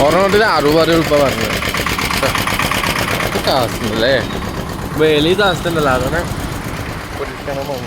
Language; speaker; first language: Malayalam; non-native, fluent; Assamese